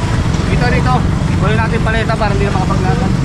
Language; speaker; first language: Filipino; native; Filipino